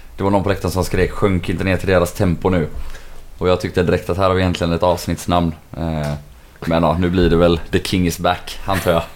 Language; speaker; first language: Swedish; native; Swedish